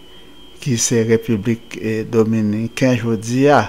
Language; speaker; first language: French; non-native, local second language; Haitian Creole